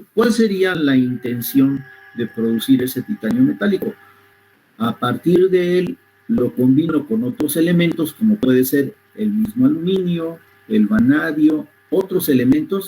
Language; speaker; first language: Spanish; native; Spanish